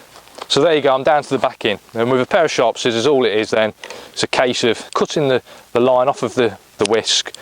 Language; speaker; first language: English; native; English